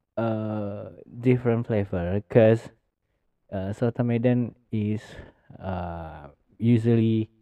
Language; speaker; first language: English; non-native, learner; Indonesian